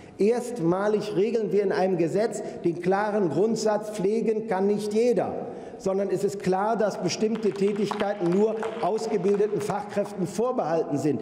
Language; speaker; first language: German; native; German